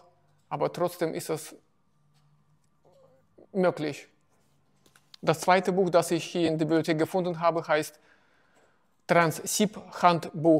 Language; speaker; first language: German; non-native, fluent; Russian